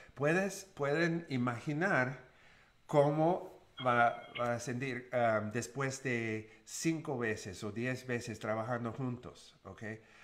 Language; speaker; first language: Spanish; non-native, learner; English